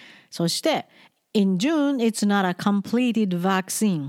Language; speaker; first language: English; non-native, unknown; Japanese